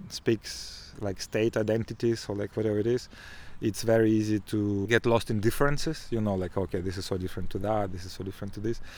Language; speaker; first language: English; non-native, fluent; Ukrainian